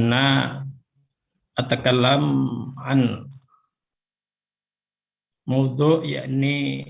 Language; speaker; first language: Arabic; non-native, fluent; Indonesian